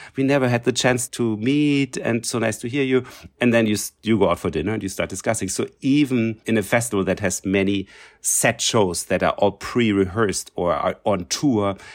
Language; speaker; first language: English; non-native, fluent; German